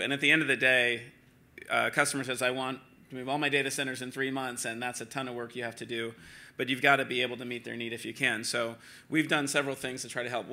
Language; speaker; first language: English; native; English